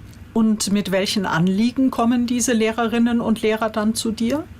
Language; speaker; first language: German; native; German